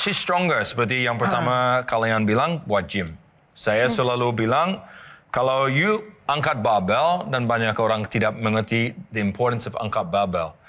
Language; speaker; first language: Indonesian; non-native, learner; English